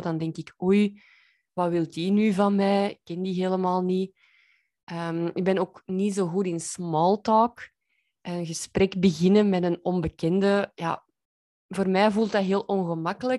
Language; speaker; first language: Dutch; native; Dutch